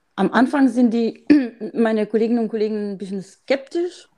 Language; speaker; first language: German; non-native, fluent; French